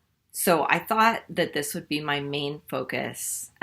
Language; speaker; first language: English; native; English